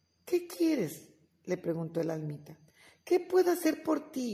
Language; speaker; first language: Spanish; native; Spanish